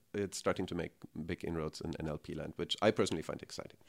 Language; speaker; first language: English; non-native, fluent; German